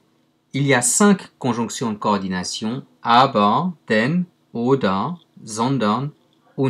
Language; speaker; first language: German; non-native, fluent; French